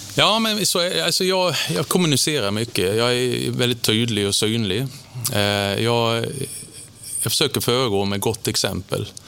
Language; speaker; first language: Swedish; native; Swedish